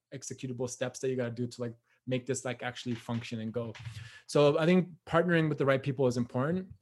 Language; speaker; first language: English; native; English